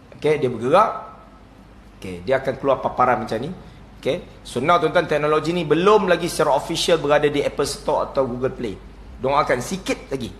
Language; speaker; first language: Malay; native; Malay